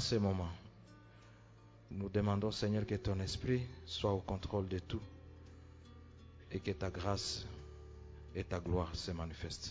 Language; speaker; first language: French; non-native, local second language; Swahili